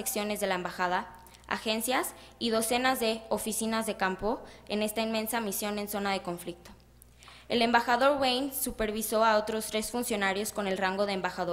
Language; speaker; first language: Spanish; native; Spanish